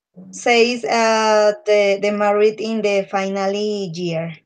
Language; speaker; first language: English; non-native, learner; Spanish